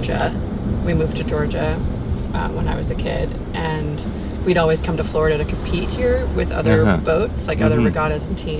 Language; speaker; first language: English; native; English